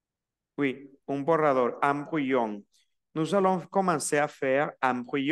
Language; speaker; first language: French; non-native, fluent; Spanish